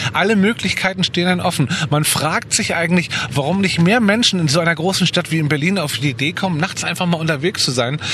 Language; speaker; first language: German; native; German